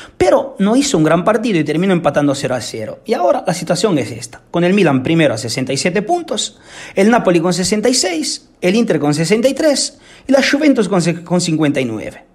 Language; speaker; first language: Spanish; non-native, fluent; Italian